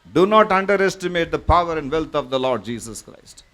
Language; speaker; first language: English; non-native, local second language; Tamil